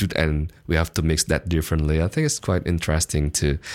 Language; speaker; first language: English; non-native, fluent; Indonesian